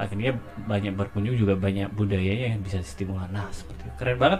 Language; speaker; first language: Indonesian; native; Indonesian